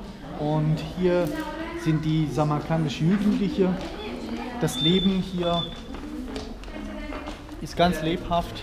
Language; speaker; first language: German; non-native, fluent; Uzbek